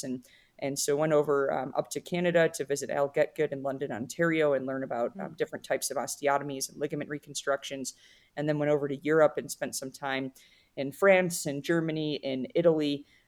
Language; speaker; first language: English; native; English